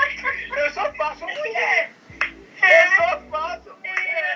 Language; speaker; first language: Portuguese; native; Portuguese